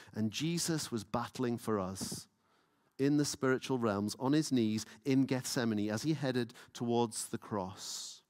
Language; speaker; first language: English; native; English